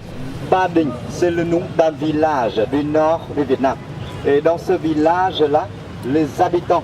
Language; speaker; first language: French; non-native, fluent; Vietnamese